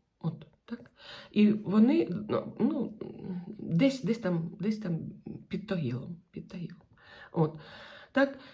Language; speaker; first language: Ukrainian; non-native, local second language; Russian